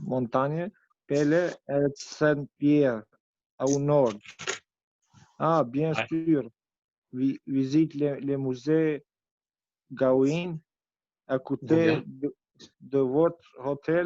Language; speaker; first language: French; non-native, learner; Albanian